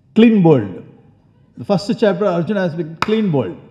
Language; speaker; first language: English; non-native, local second language; Tamil